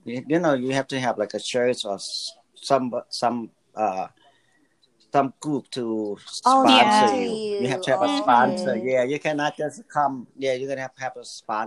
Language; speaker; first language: English; early bilingual, other home language; Lao